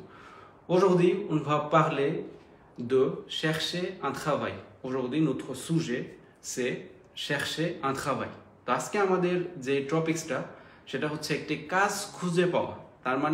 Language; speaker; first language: French; non-native, fluent; Bangla